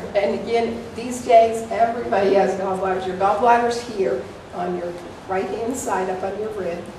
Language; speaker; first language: English; native; English